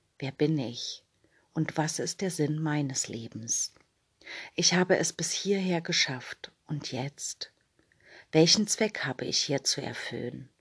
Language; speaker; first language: German; native; German